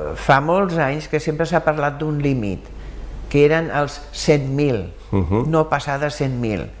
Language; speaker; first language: Catalan; early bilingual, other home language; German